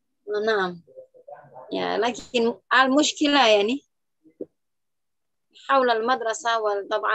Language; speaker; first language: Arabic; non-native, fluent; Indonesian